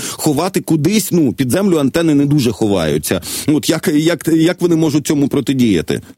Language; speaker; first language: Ukrainian; native; Ukrainian